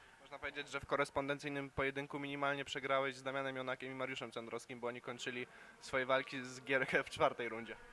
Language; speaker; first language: Polish; native; Polish